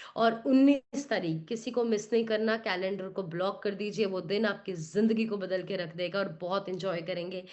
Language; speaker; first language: Hindi; non-native, local second language; Punjabi